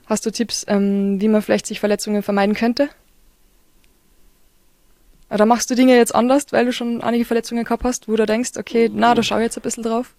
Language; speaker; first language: German; native; German